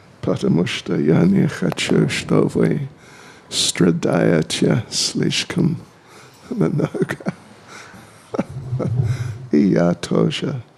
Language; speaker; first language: Russian; non-native, learner; English